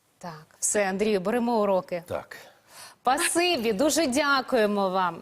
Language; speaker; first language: Ukrainian; native; Ukrainian